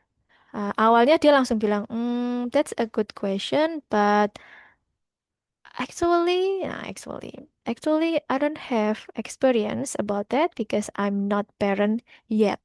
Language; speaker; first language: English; non-native, fluent; Indonesian